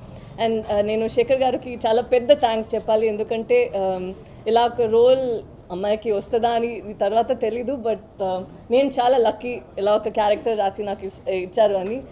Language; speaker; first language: Telugu; non-native, learner; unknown